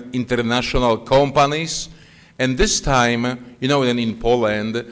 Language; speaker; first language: English; non-native, fluent; Polish